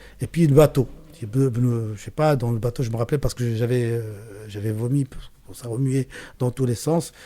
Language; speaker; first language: French; non-native, local second language; Arabic